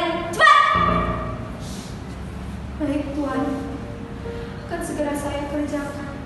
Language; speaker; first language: Indonesian; native; Indonesian